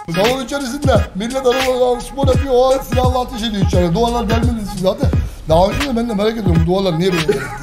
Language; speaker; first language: Turkish; early bilingual, heritage; Turkish